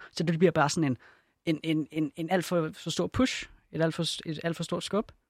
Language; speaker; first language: Danish; native; Danish